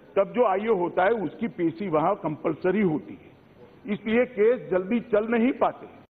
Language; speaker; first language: Hindi; non-native, local second language; Gujarati